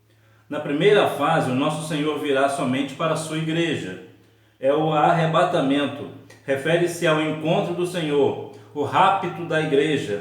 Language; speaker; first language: Portuguese; native; Portuguese